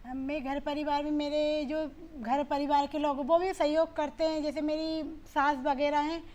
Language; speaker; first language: Hindi; native; Hindi